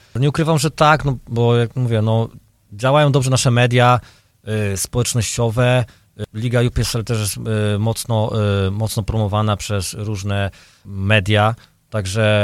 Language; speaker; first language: Polish; native; Polish